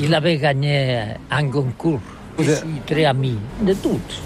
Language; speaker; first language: French; non-native, learner; Catalan